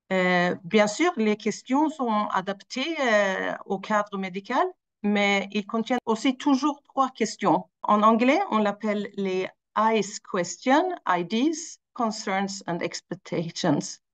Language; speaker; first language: French; non-native, fluent; Swedish